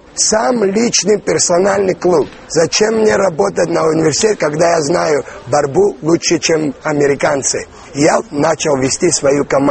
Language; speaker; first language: Russian; non-native, local second language; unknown